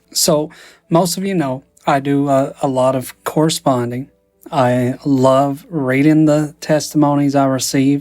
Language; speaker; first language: English; native; English